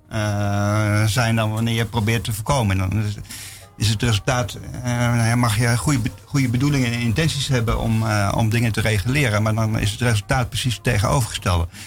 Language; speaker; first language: Dutch; native; Dutch